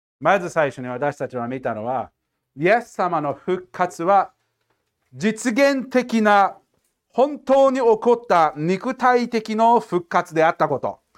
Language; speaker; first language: Japanese; non-native, fluent; English